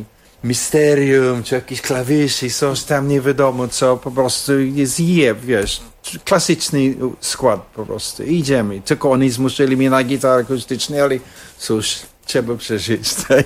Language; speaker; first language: Polish; non-native, fluent; English